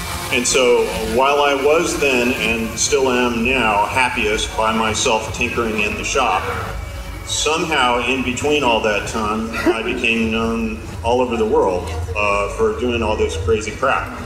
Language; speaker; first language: English; native; English